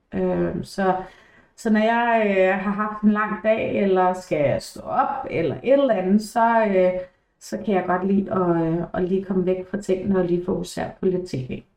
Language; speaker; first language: Danish; early bilingual, other home language; English